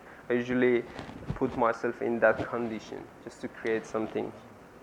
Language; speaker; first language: English; non-native, learner; Persian